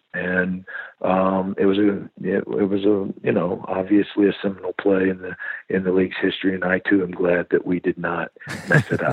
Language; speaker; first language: English; native; English